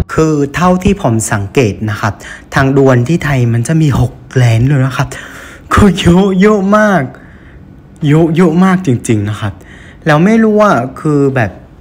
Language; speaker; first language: Thai; non-native, fluent; Vietnamese